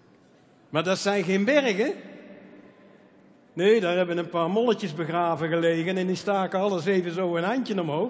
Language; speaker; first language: Dutch; native; Dutch